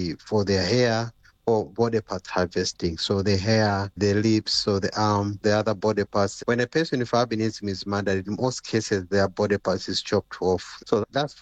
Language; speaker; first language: English; non-native, local second language; Nyanja